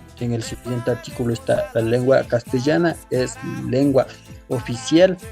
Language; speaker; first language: Spanish; non-native, local second language; Quechua